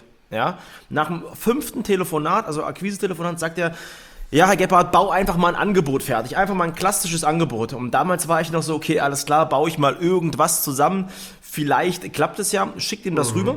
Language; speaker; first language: German; native; German